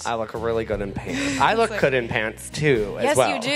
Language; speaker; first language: English; native; English